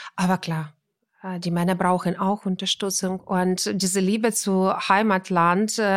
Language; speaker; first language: German; non-native, fluent; Ukrainian